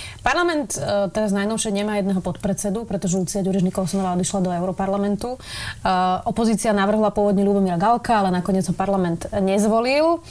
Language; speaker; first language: Slovak; native; Slovak